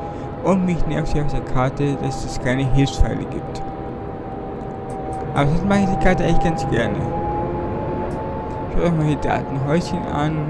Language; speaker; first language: German; native; German